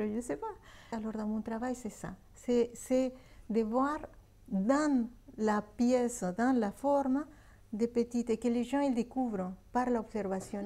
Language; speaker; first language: French; non-native, fluent; Spanish